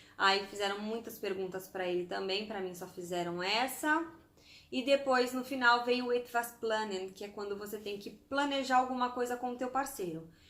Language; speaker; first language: Portuguese; native; Portuguese